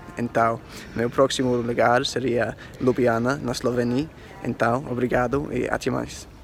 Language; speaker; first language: Portuguese; non-native, learner; English